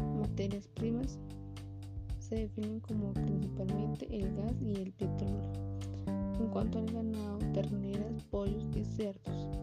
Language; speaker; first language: Spanish; native; Spanish